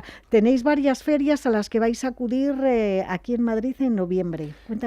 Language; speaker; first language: Spanish; native; Spanish